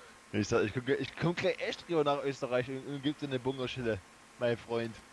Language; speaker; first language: German; native; German